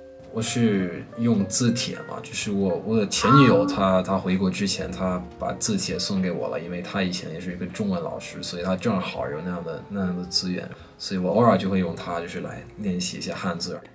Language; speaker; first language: Chinese; non-native, fluent; English